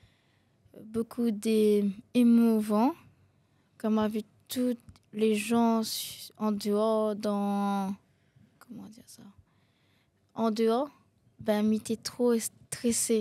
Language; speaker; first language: French; non-native, local second language; Réunion Creole French